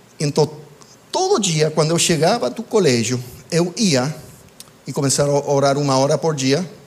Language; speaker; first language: Portuguese; non-native, fluent; English